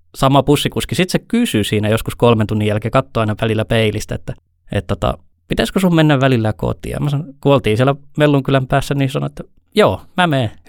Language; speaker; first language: Finnish; native; Finnish